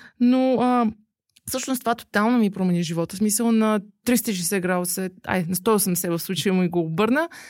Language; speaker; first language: Bulgarian; native; Bulgarian